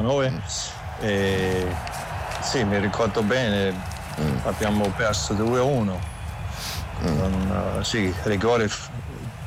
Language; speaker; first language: Italian; non-native, fluent; German